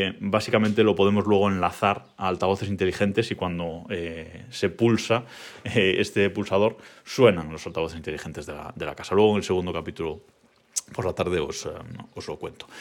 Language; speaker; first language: Spanish; native; Spanish